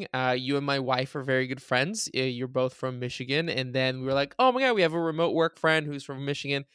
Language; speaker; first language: English; early bilingual, other home language; Bulgarian